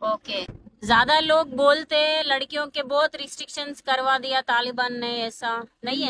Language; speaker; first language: Hindi; non-native, local second language; Telugu